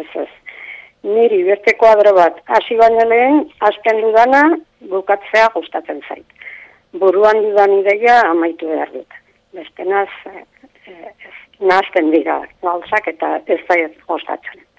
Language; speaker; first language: Basque; non-native, local second language; Spanish